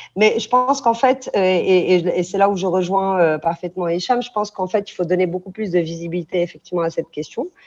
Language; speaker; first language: French; non-native, local second language; Arabic